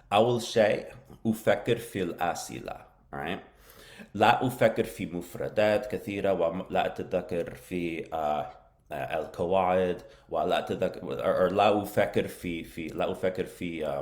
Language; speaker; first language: Arabic; non-native, learner; English